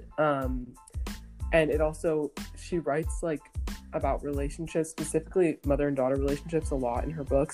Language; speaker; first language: English; native; English